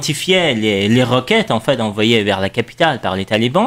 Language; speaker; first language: French; non-native, fluent; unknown